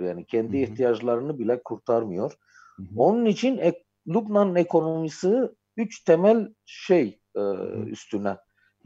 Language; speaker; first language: Turkish; non-native, fluent; Armenian